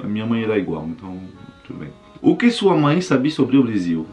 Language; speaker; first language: Portuguese; non-native, fluent; French